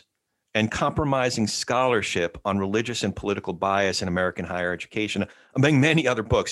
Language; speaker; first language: English; native; English